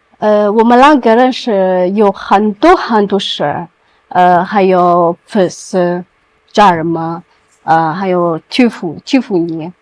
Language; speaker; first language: Chinese; non-native, learner; Amharic